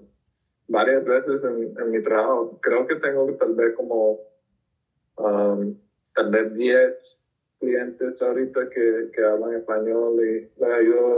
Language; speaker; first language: Spanish; early bilingual, heritage; Spanish